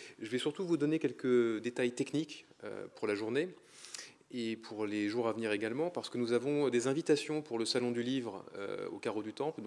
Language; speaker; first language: French; native; French